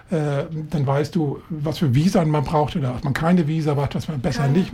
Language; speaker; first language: German; native; German